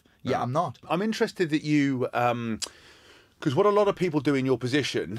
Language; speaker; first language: English; native; English